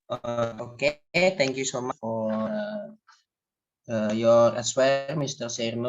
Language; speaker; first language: English; non-native, learner; Indonesian